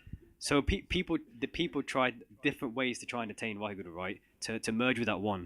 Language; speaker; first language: English; non-native, local second language; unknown